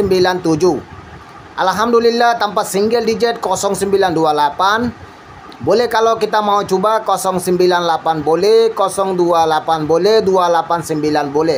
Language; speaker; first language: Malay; non-native, learner; Bangla